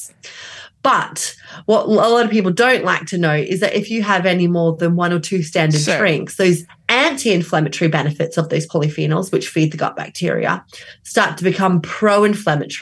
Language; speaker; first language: English; native; English